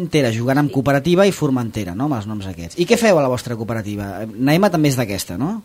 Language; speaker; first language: Catalan; native; Catalan